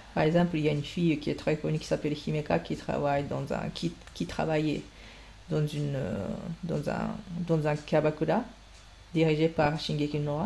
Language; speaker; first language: French; non-native, fluent; Japanese